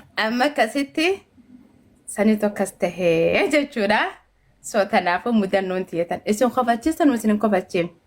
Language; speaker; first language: Oromo; early bilingual, heritage; Oromo